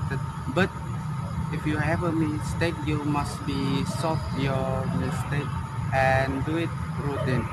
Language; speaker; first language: English; non-native, learner; Indonesian